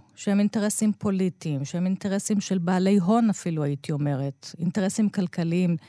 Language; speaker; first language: Hebrew; native; Hebrew